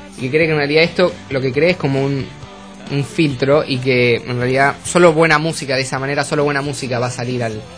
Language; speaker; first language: Spanish; native; Spanish